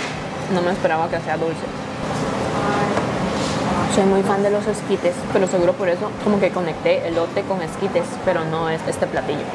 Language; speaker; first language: Spanish; native; Spanish